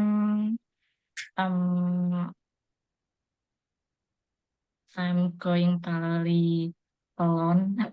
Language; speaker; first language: English; non-native, learner; Indonesian